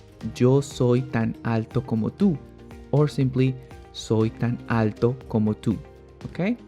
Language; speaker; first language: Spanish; native; Spanish